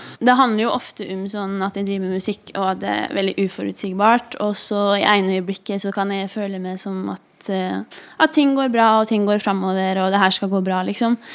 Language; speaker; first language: Norwegian; native; Norwegian